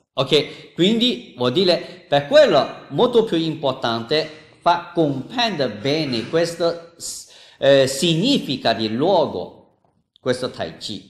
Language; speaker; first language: Italian; non-native, learner; Chinese